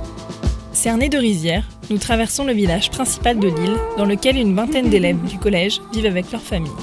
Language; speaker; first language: French; native; French